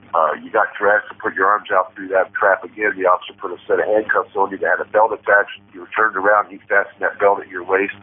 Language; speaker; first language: English; native; English